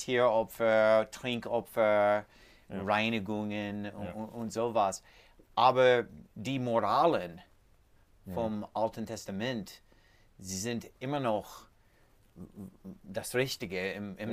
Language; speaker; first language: German; non-native, learner; English